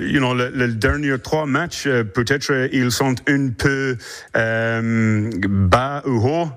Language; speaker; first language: French; non-native, learner; English